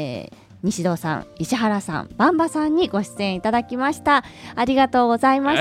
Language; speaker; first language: Japanese; native; Japanese